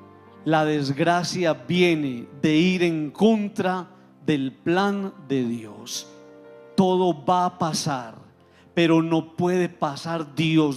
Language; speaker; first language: Spanish; native; Spanish